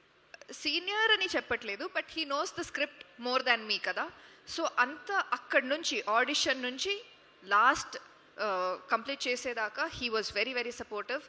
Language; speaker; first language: Telugu; non-native, learner; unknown